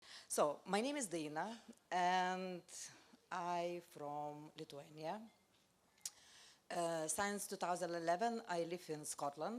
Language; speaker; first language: English; non-native, learner; Lithuanian